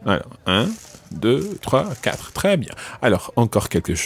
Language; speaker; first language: French; non-native, fluent; English